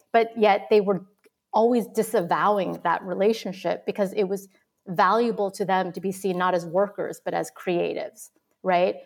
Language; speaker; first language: English; early bilingual, other home language; Vietnamese